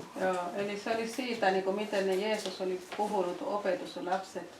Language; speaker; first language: Finnish; non-native, fluent; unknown